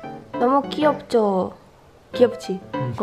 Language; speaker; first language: Korean; non-native, learner; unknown